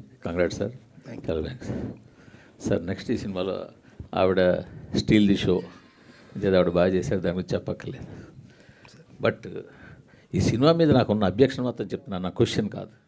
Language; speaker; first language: Telugu; native; Telugu